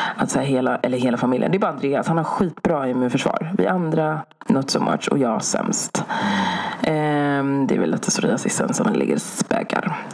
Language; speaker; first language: Swedish; early bilingual, other home language; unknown